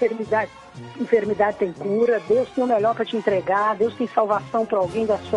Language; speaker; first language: Portuguese; native; Portuguese